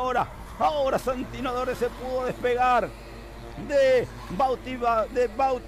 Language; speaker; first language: Spanish; native; Spanish